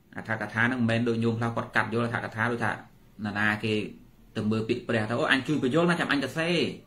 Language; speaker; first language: Khmer; native; Khmer